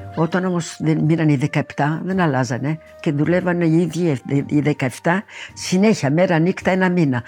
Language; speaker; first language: Greek; early bilingual, heritage; Greek